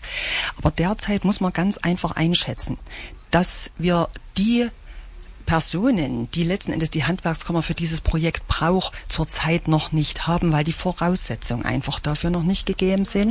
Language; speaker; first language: German; native; German